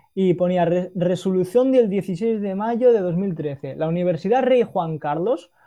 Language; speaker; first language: Spanish; non-native, local second language; Catalan